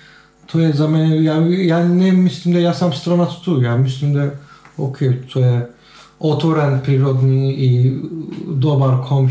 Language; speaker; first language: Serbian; non-native, learner; Turkish